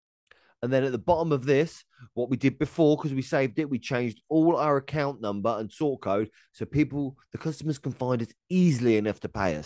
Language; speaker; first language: English; native; English